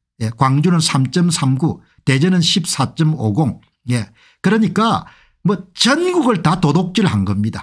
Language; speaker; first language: Korean; native; Korean